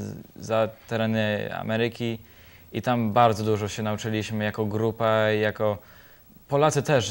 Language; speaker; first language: Polish; early bilingual, heritage; Polish